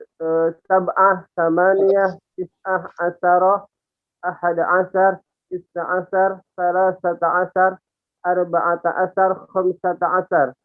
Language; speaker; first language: Arabic; non-native, learner; Indonesian